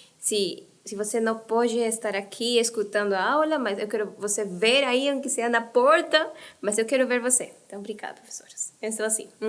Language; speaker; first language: Portuguese; non-native, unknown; Spanish